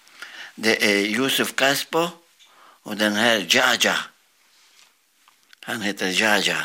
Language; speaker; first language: Swedish; non-native, learner; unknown